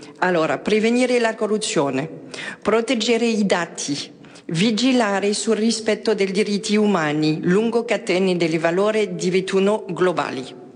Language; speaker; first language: Italian; non-native, fluent; French